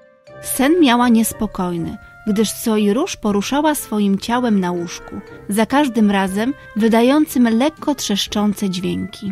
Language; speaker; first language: Polish; native; Polish